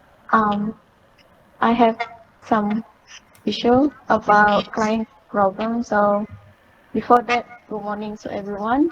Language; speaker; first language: English; non-native, learner; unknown